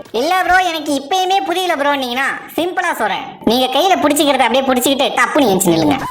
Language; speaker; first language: Tamil; native; Tamil